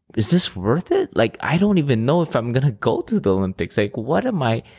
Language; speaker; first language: English; early bilingual, other home language; Filipino